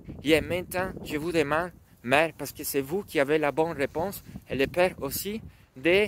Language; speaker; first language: French; non-native, learner; Spanish